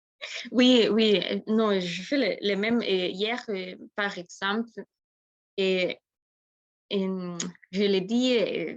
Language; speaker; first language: French; non-native, learner; Spanish